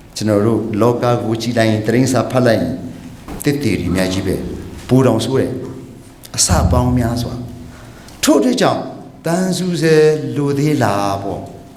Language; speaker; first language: Burmese; non-native, local second language; Hakha Chin